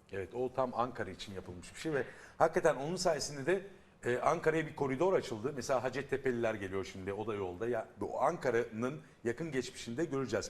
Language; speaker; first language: Turkish; native; Turkish